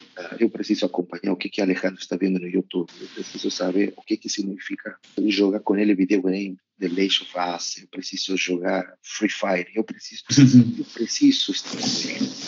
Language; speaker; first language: Portuguese; non-native, fluent; Spanish